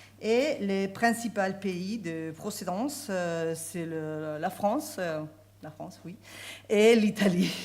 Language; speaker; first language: French; non-native, fluent; Spanish